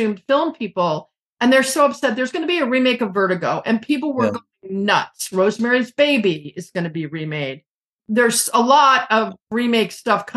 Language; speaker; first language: English; native; English